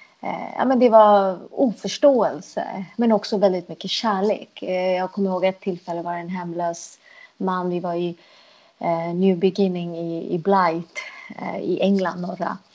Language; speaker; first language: Swedish; early bilingual, other home language; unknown